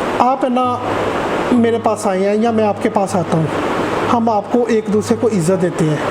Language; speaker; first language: Urdu; non-native, local second language; Punjabi